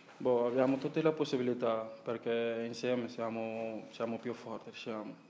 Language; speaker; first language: Italian; non-native, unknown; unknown